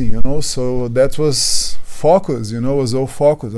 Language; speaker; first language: English; non-native, fluent; Portuguese